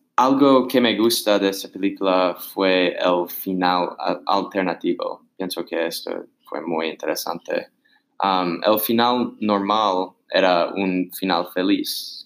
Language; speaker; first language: Spanish; non-native, learner; English